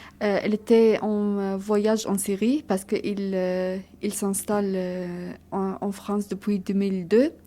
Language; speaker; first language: French; non-native, learner; Arabic